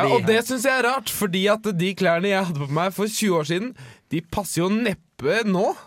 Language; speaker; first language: Norwegian; native; Norwegian